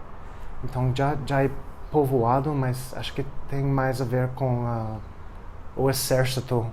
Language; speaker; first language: Portuguese; non-native, fluent; English